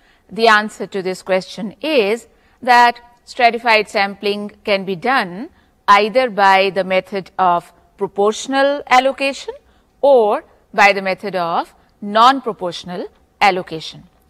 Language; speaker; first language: English; non-native, local second language; Urdu